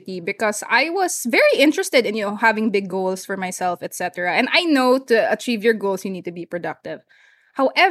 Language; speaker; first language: English; non-native, local second language; Hiligaynon